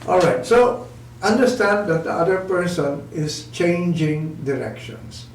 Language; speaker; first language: English; non-native, local second language; Filipino